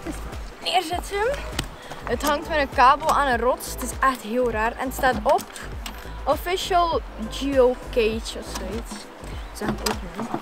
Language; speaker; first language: Dutch; native; Dutch